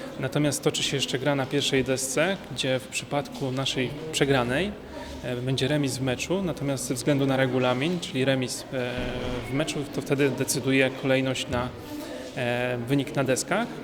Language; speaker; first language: Polish; native; Polish